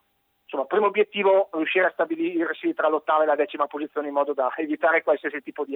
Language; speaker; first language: Italian; native; Italian